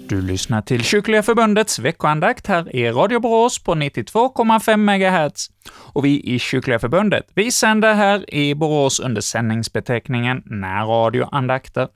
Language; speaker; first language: Swedish; native; Swedish